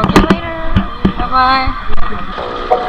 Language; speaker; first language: English; non-native, learner; Korean